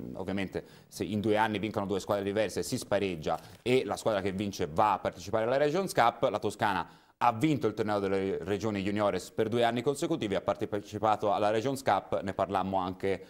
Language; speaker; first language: Italian; native; Italian